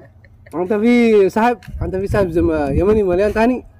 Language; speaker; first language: Arabic; non-native, learner; Oromo